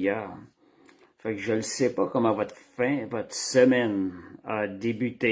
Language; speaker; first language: French; native; French